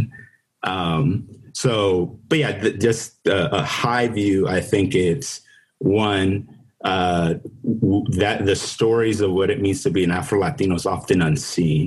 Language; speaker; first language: English; non-native, fluent; Spanish